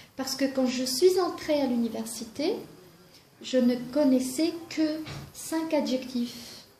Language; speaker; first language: French; non-native, fluent; Georgian